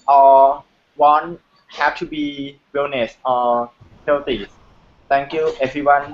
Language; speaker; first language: English; non-native, learner; Thai